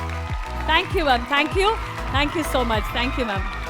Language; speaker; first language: Tamil; native; Tamil